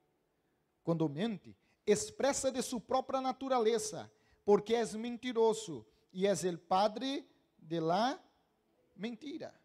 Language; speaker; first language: Spanish; non-native, fluent; Portuguese